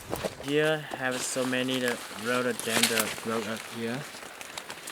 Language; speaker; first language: English; non-native, learner; Hmong